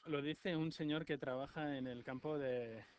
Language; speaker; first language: Spanish; native; Spanish